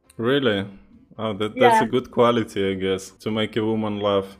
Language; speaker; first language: English; non-native, fluent; Russian